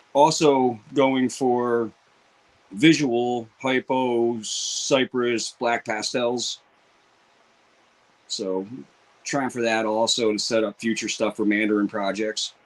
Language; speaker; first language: English; native; English